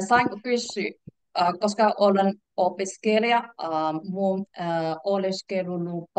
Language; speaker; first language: Finnish; non-native, learner; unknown